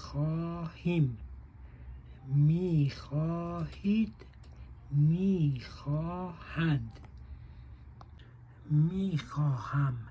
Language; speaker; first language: Persian; non-native, learner; Spanish